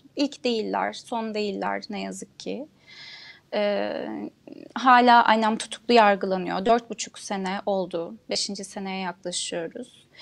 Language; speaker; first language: Turkish; non-native, local second language; Kurdish